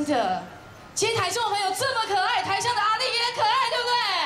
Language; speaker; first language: Chinese; native; Chinese